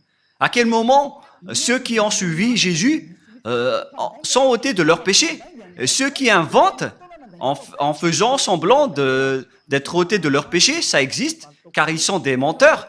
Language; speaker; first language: French; non-native, local second language; Malagasy